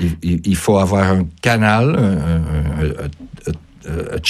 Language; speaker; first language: French; non-native, fluent; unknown